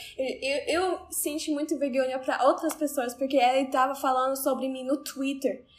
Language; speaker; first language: Portuguese; non-native, learner; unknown